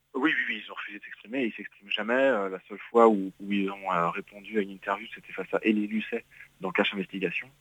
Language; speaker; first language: French; native; French